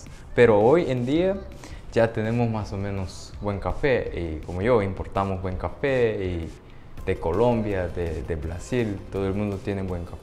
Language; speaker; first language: Spanish; non-native, fluent; Japanese